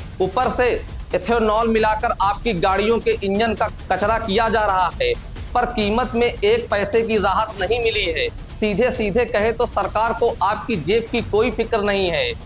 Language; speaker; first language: Hindi; native; Hindi